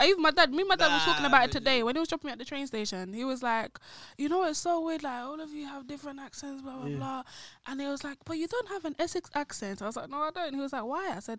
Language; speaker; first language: English; native; English